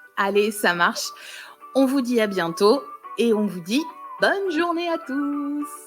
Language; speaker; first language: French; native; French